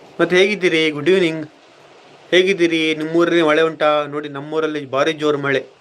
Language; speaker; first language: Kannada; non-native, local second language; Tulu